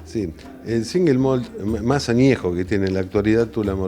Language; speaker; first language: Spanish; native; Spanish